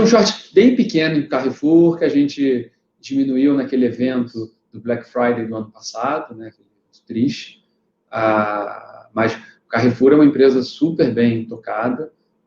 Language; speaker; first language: Portuguese; native; Portuguese